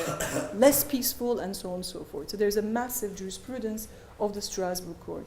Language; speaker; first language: English; non-native, fluent; Turkish